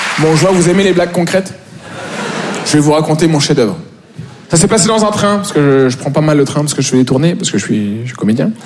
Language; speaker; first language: French; native; French